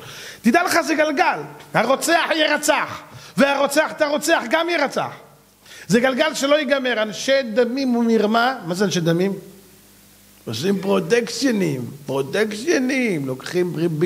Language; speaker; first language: Hebrew; native; Hebrew